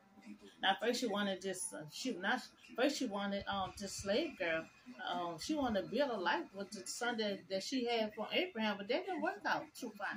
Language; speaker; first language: English; native; English